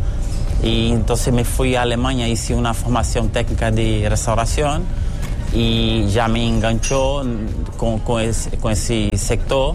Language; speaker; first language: Spanish; early bilingual, heritage; Portuguese